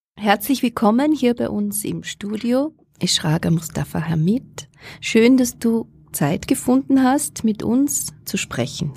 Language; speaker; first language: German; native; German